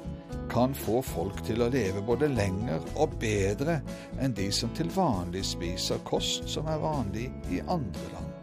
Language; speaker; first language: Norwegian; native; Norwegian